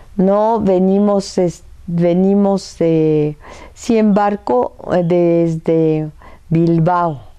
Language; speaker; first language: Spanish; early bilingual, other home language; French